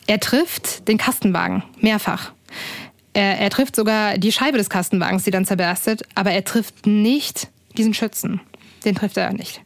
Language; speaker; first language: German; native; German